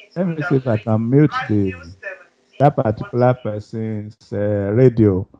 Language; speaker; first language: English; non-native, local second language; Yoruba